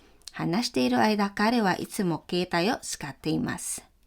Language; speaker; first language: Japanese; non-native, fluent; Filipino